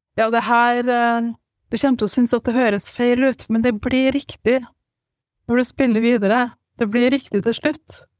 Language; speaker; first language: Norwegian; native; Norwegian